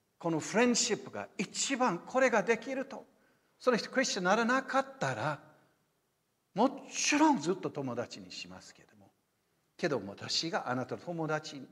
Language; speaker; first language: Japanese; non-native, fluent; English